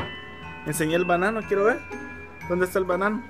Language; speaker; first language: Spanish; native; Spanish